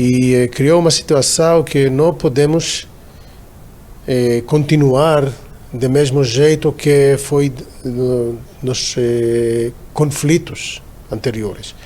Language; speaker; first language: Portuguese; non-native, fluent; Hebrew